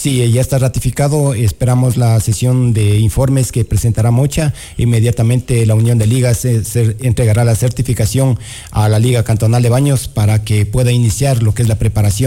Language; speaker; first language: Spanish; native; Spanish